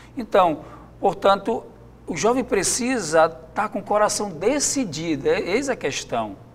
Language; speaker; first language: Portuguese; native; Portuguese